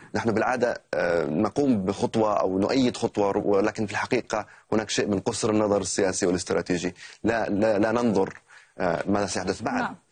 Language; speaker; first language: Arabic; native; Arabic